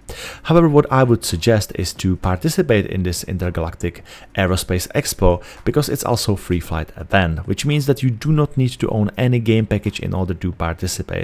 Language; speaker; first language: English; non-native, fluent; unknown